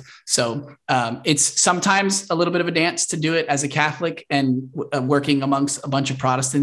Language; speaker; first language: English; native; English